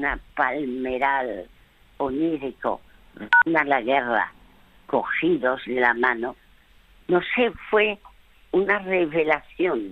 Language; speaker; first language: Spanish; early bilingual, other home language; French